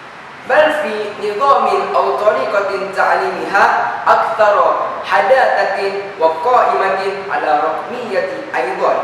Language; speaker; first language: Arabic; non-native, learner; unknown